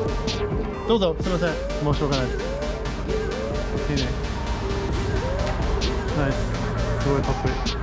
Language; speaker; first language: Japanese; non-native, fluent; English